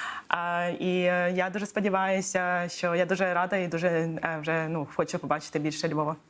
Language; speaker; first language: Ukrainian; native; Ukrainian